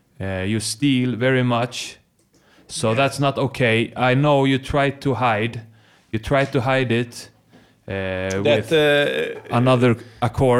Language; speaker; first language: English; non-native, fluent; Swedish